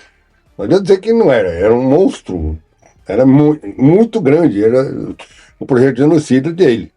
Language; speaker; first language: Portuguese; native; Portuguese